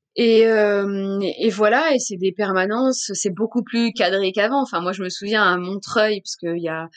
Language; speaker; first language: French; native; French